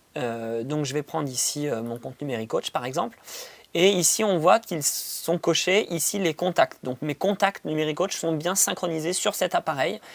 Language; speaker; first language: French; native; French